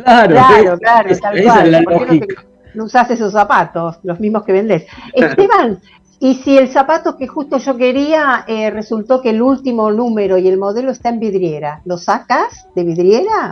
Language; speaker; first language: Spanish; native; Spanish